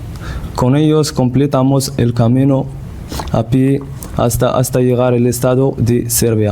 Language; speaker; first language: Spanish; non-native, learner; Central Atlas Tamazight